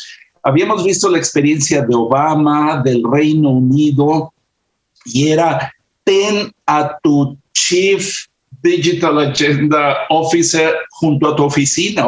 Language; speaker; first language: Spanish; native; Spanish